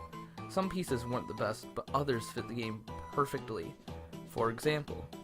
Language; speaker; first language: English; native; English